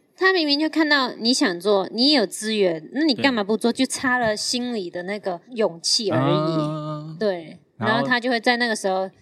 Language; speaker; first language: Chinese; non-native, fluent; Cantonese